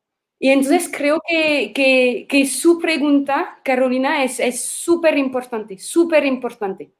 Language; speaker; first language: Spanish; non-native, fluent; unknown